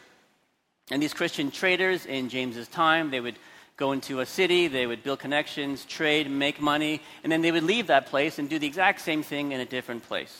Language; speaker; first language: English; native; English